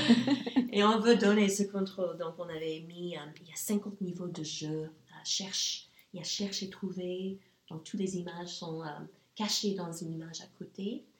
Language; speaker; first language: French; non-native, fluent; English